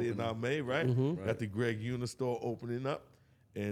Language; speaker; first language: English; native; English